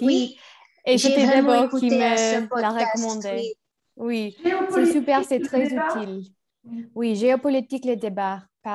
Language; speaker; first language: French; non-native, learner; English